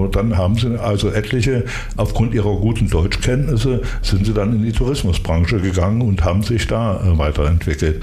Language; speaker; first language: German; native; German